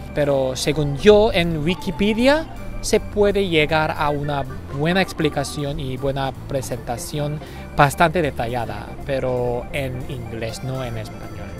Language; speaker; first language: Spanish; non-native, fluent; Korean